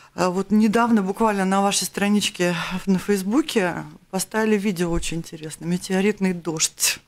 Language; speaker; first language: Russian; native; Russian